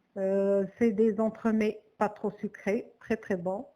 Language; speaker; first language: French; non-native, local second language; Arabic